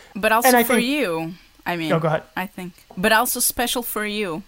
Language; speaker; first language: English; non-native, fluent; Portuguese